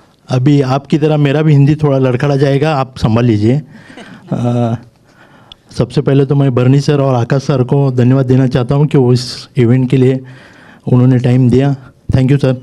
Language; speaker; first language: Hindi; non-native, local second language; Marathi